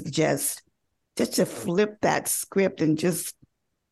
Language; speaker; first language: English; native; English